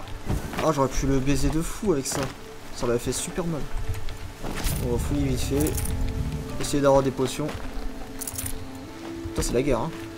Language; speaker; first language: French; native; French